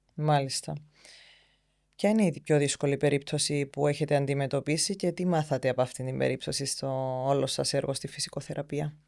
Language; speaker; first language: Greek; native; Greek